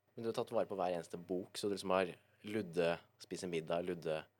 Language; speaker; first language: Norwegian; native; Norwegian